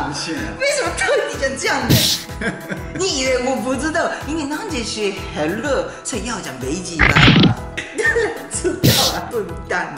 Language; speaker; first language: Chinese; non-native, fluent; Japanese